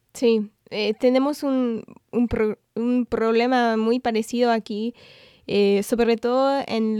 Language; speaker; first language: Spanish; non-native, fluent; English